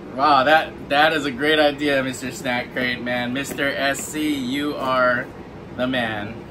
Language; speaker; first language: English; native; English